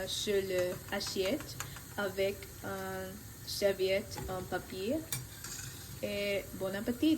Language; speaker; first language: French; non-native, learner; Tamil